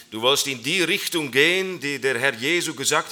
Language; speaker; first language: German; non-native, learner; Dutch